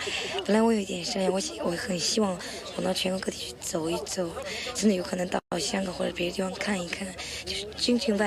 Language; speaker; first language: Chinese; native; Chinese